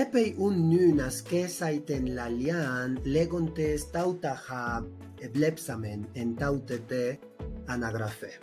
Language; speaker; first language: Greek; non-native, fluent; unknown